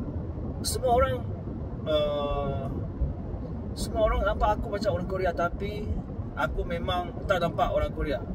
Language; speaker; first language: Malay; non-native, fluent; Korean